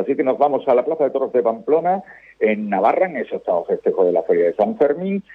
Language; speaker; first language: Spanish; native; Spanish